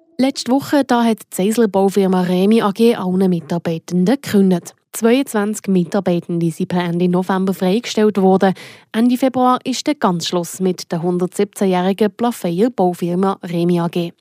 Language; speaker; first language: German; native; German